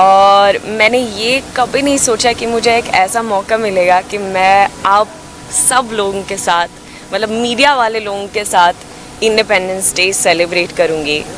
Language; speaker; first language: Hindi; non-native, fluent; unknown